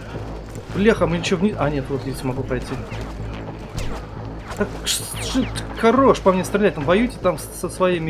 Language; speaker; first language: Russian; native; Russian